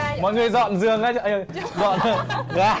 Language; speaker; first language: Vietnamese; native; Vietnamese